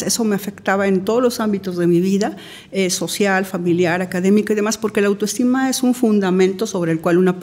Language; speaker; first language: Spanish; native; Spanish